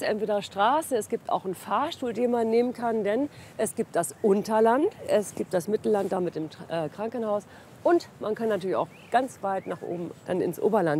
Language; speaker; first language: German; native; German